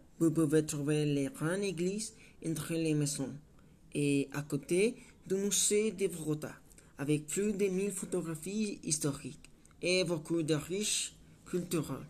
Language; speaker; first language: French; non-native, learner; Spanish